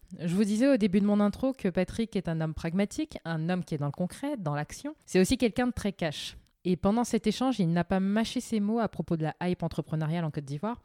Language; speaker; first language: French; native; French